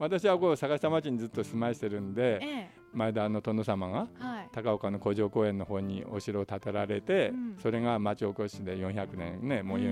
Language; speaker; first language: Japanese; native; Japanese